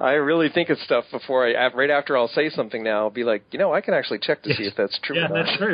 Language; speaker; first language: English; native; English